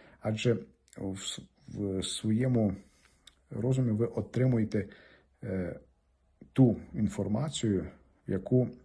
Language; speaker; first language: Ukrainian; native; Ukrainian